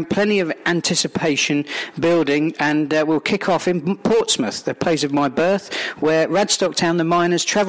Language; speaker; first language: English; native; English